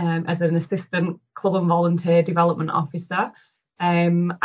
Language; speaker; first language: English; native; English